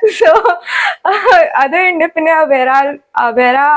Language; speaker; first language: Malayalam; non-native, learner; Hindi